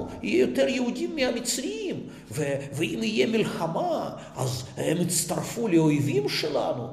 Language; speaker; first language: Hebrew; non-native, fluent; Russian